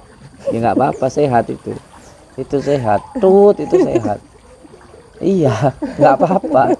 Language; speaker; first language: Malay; non-native, local second language; Javanese